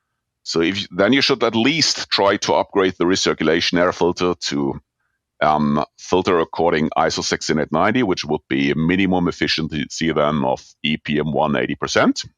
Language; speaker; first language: English; non-native, fluent; German